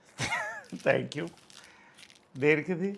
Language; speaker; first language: Telugu; native; Telugu